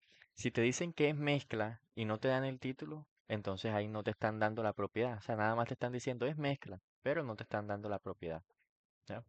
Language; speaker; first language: Spanish; native; Spanish